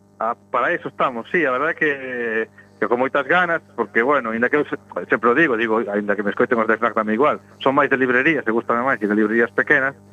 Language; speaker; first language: Galician; native; Galician